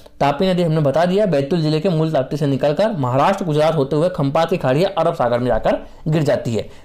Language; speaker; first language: Hindi; native; Hindi